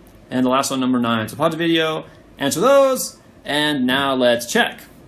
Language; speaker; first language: English; native; English